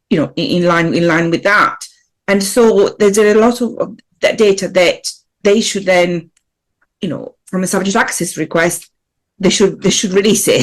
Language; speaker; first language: English; non-native, fluent; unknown